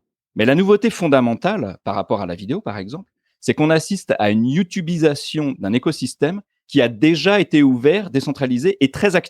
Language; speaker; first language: French; native; French